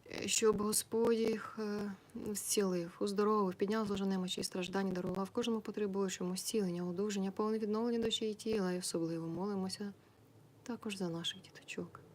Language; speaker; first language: Ukrainian; native; Ukrainian